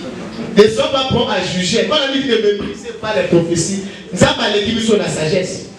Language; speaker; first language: French; non-native, local second language; Lingala